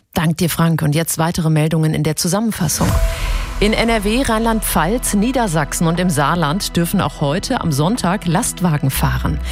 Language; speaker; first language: German; native; German